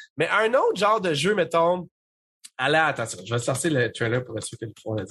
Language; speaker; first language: French; native; French